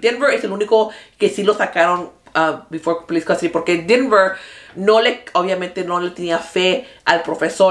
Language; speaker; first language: Spanish; early bilingual, other home language; English